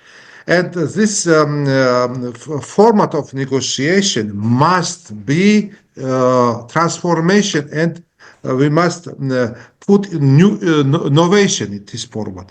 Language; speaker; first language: English; non-native, learner; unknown